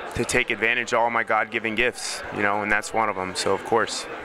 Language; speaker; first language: English; native; English